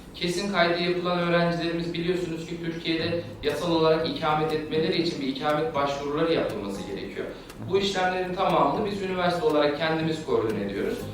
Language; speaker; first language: Turkish; native; Turkish